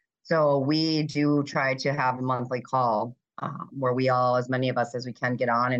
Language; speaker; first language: English; native; English